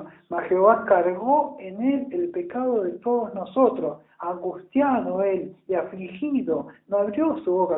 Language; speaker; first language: Spanish; native; Spanish